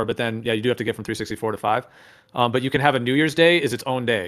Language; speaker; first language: English; native; English